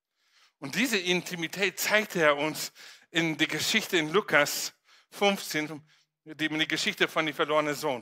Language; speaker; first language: German; non-native, fluent; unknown